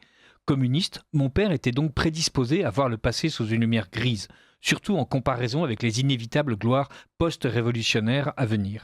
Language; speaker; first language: French; native; French